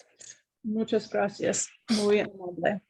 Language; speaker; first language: Spanish; non-native, learner; English